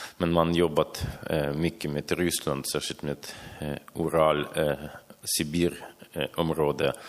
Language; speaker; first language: Swedish; non-native, fluent; Ukrainian